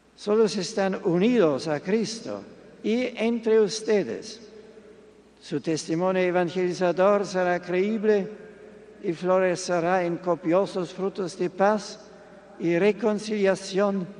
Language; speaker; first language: Spanish; non-native, fluent; German